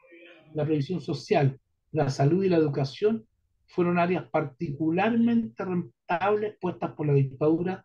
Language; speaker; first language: Spanish; native; Spanish